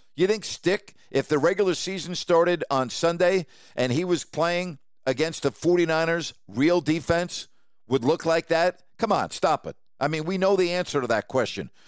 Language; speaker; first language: English; native; English